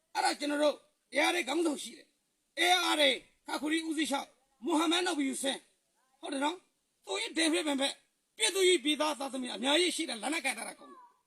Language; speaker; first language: Burmese; non-native, local second language; Rohingya